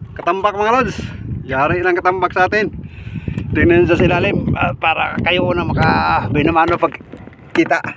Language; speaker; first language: Filipino; native; Filipino